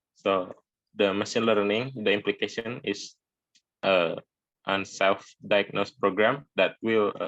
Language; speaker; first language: English; non-native, learner; Indonesian